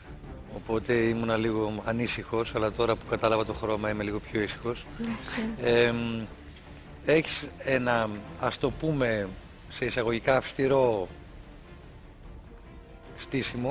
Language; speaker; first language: Greek; native; Greek